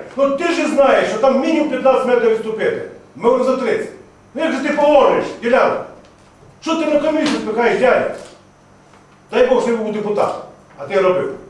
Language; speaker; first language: Ukrainian; native; Ukrainian